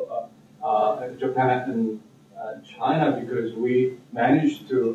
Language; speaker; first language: English; non-native, fluent; Korean